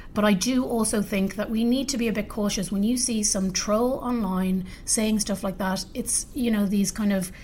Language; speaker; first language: English; native; English